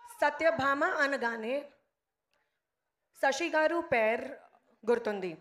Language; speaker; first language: Telugu; non-native, learner; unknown